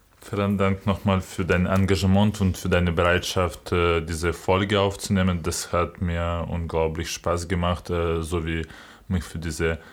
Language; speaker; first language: German; non-native, fluent; Ukrainian